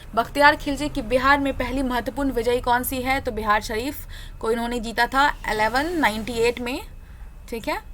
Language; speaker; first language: Hindi; native; Hindi